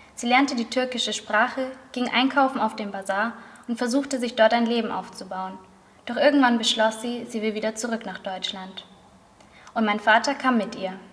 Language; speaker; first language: German; native; German